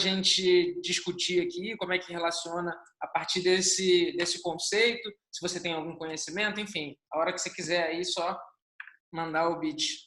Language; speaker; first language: Portuguese; native; Portuguese